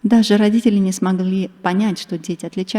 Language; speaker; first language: Russian; native; Russian